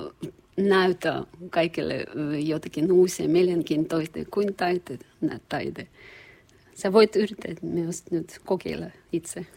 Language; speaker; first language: Finnish; non-native, learner; Turkish